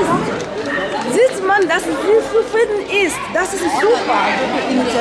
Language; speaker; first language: German; non-native, learner; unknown